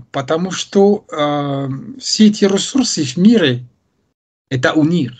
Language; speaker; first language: Russian; non-native, fluent; French